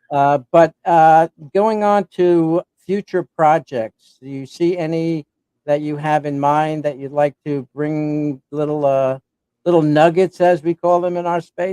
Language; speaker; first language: English; native; English